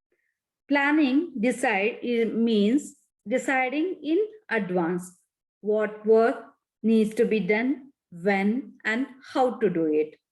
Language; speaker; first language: English; non-native, local second language; Kannada